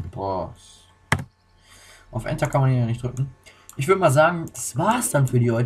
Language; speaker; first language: German; native; German